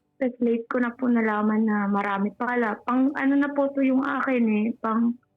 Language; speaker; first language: Filipino; native; Filipino